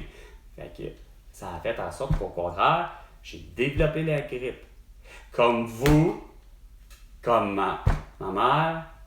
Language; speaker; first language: French; native; French